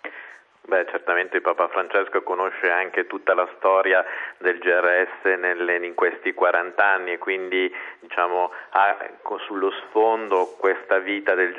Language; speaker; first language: Italian; native; Italian